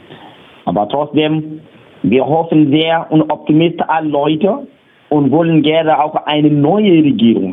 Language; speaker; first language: German; non-native, learner; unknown